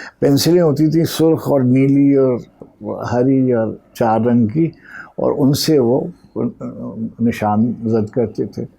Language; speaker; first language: Urdu; native; Urdu